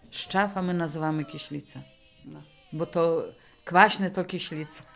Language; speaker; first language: Polish; non-native, local second language; Russian